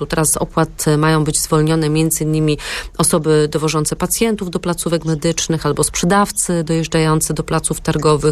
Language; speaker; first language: Polish; native; Polish